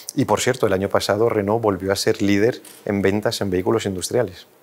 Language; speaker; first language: Spanish; non-native, fluent; French